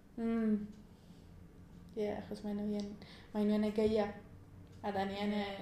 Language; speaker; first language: Welsh; non-native, learner; Spanish